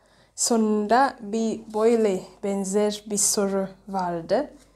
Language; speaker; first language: Turkish; non-native, learner; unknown